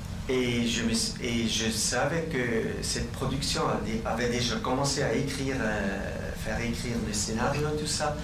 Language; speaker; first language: French; non-native, local second language; German